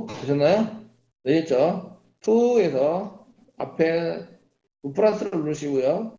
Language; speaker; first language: Korean; native; Korean